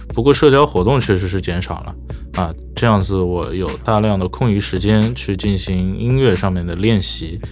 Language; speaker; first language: Chinese; native; Chinese